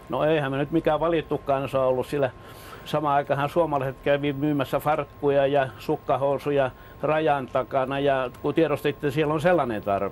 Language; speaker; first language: Finnish; native; Finnish